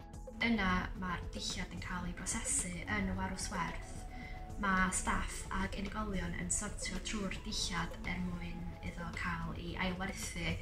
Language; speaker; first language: Welsh; native; Welsh